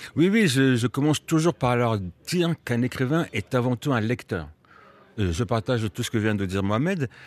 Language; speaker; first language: French; early bilingual, other home language; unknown